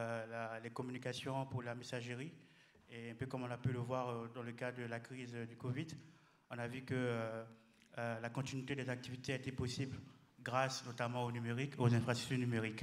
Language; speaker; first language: French; native; French